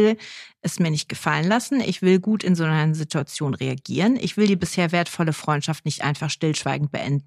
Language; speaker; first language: German; native; German